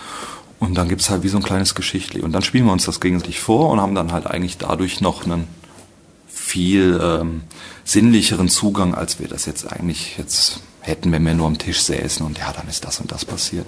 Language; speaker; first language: German; native; German